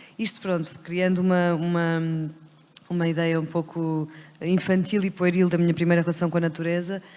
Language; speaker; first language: Portuguese; native; Portuguese